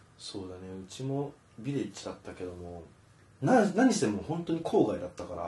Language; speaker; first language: Japanese; early bilingual, heritage; Japanese